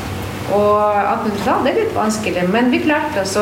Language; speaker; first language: Norwegian; non-native, fluent; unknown